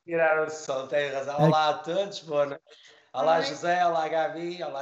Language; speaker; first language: Portuguese; native; Portuguese